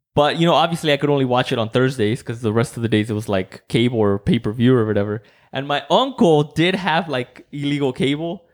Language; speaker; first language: English; non-native, fluent; Spanish